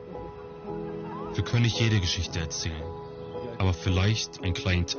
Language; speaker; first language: German; early bilingual, other home language; Kurdish